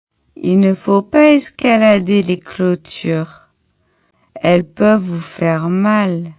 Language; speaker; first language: French; non-native, local second language; Arabic